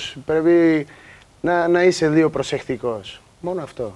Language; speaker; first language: Greek; non-native, learner; Portuguese